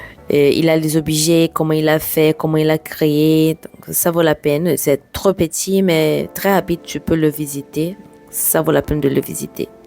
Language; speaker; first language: French; non-native, fluent; Portuguese